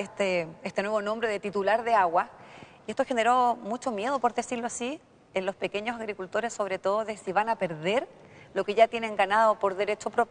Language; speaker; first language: Spanish; native; Spanish